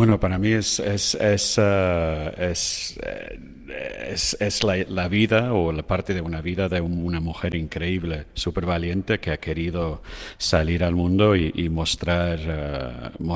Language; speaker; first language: Spanish; non-native, fluent; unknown